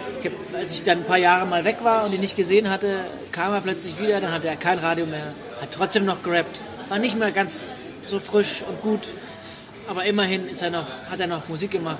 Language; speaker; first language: German; native; German